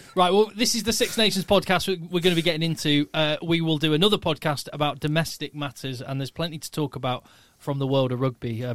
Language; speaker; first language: English; native; English